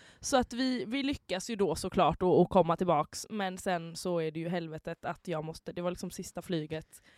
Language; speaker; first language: Swedish; native; Swedish